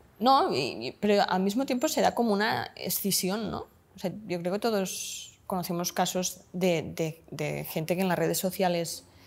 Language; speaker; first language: Spanish; non-native, local second language; Catalan